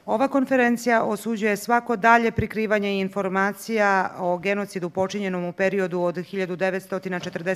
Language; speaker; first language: Croatian; native; Croatian